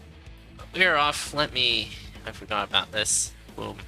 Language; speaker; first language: English; native; English